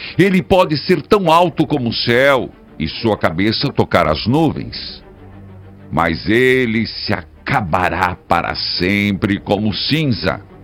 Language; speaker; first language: Portuguese; native; Portuguese